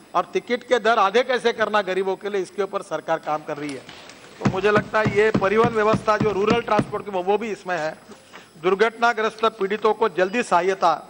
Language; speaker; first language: Hindi; non-native, local second language; Marathi